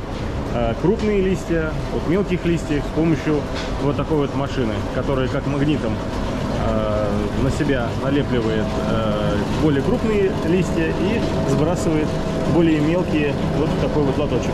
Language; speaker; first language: Russian; native; Russian